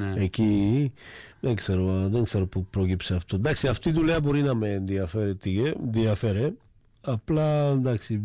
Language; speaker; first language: Greek; non-native, fluent; Slovak